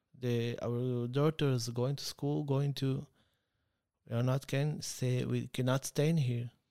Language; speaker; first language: English; non-native, learner; Hebrew